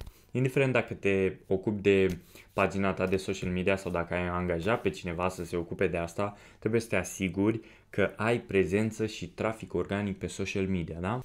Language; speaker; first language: Romanian; native; Romanian